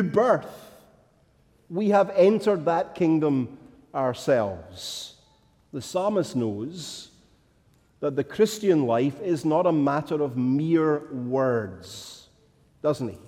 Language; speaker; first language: English; native; English